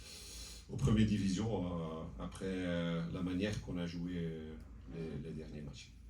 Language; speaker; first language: French; non-native, local second language; Dutch